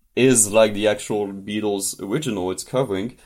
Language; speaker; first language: English; non-native, fluent; French